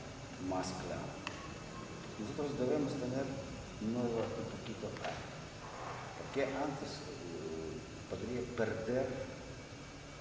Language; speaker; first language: Spanish; non-native, learner; Russian